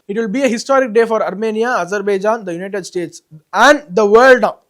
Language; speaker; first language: English; non-native, local second language; Tamil